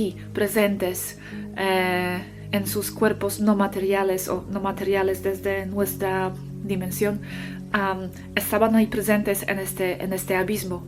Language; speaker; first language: Spanish; non-native, fluent; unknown